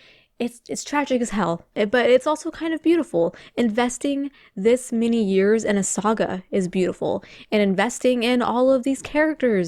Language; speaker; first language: English; native; English